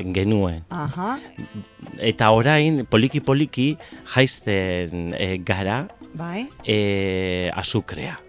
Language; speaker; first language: Basque; non-native, local second language; Spanish